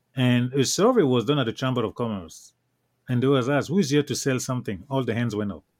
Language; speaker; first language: English; non-native, local second language; French